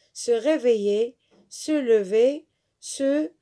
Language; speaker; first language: French; non-native, local second language; Arabic